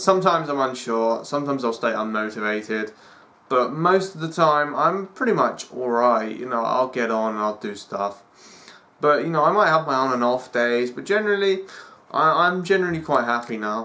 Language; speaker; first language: English; native; English